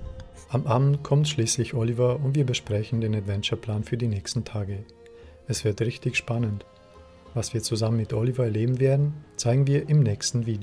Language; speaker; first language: German; native; German